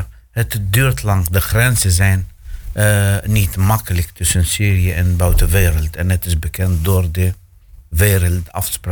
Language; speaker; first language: Dutch; non-native, fluent; Arabic